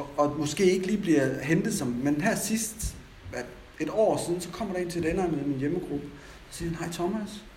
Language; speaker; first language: Danish; native; Danish